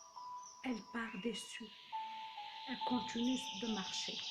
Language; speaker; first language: French; non-native, local second language; Arabic